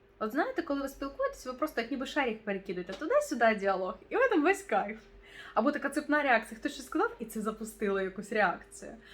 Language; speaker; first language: Ukrainian; non-native, local second language; Russian